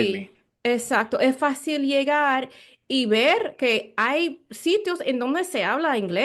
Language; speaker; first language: Spanish; non-native, learner; English